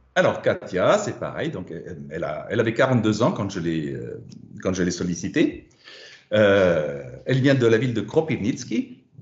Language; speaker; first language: French; non-native, fluent; German